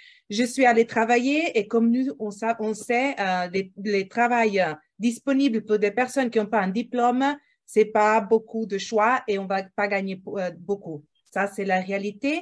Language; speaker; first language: French; non-native, fluent; Portuguese